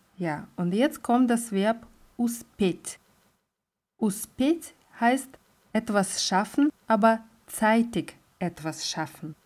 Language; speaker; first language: German; non-native, fluent; Russian